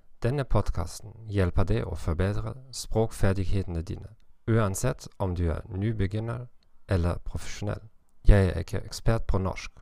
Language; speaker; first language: Norwegian; non-native, learner; German